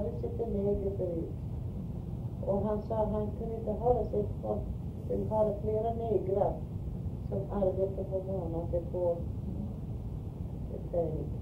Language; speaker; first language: Swedish; early bilingual, heritage; Swedish